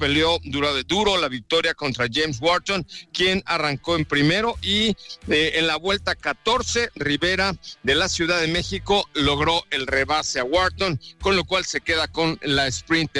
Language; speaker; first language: Spanish; native; Spanish